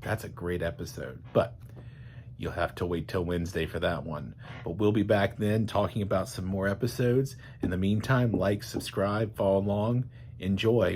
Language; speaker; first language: English; native; English